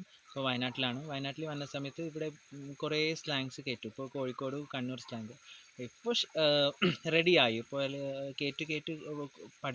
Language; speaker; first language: Malayalam; non-native, local second language; Kannada